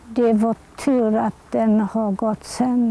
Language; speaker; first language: Swedish; non-native, fluent; Polish